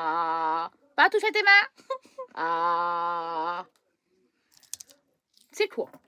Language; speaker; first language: French; native; French